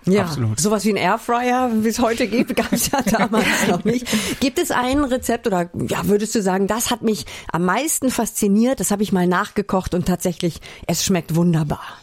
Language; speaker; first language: German; native; German